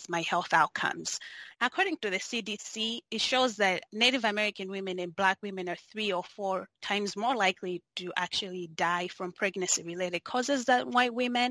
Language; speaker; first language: English; non-native, local second language; Nyanja